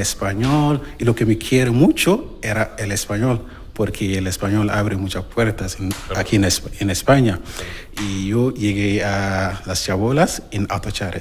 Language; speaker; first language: Spanish; non-native, learner; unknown